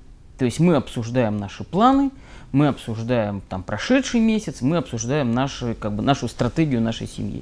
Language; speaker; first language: Russian; native; Russian